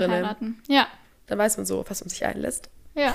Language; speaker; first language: German; native; German